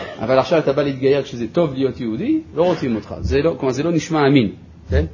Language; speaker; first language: Hebrew; non-native, fluent; French